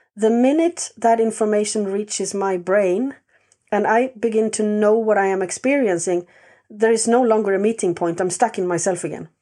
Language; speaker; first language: English; non-native, fluent; Swedish